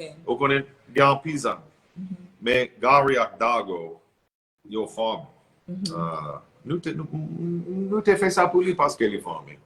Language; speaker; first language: Haitian Creole; non-native, learner; English